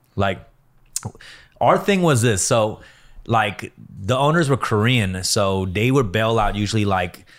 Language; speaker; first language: English; early bilingual, other home language; Korean